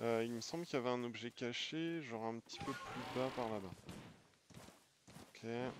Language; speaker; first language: French; native; French